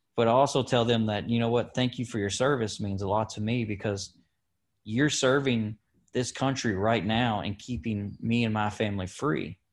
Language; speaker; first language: English; native; English